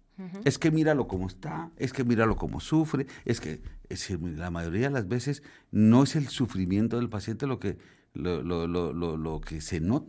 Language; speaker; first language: Spanish; native; Spanish